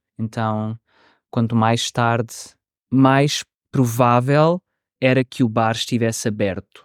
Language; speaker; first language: Portuguese; native; Portuguese